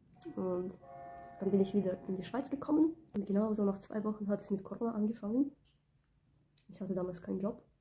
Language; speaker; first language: German; early bilingual, other home language; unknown